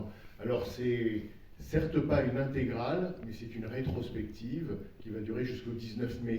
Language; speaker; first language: French; native; French